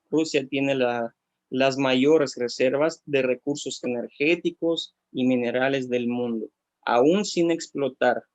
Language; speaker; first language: Spanish; non-native, fluent; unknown